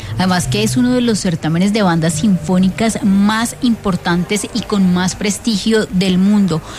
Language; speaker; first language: Spanish; native; Spanish